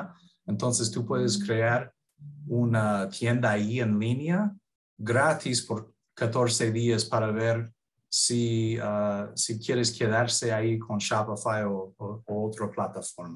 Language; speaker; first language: Spanish; non-native, fluent; English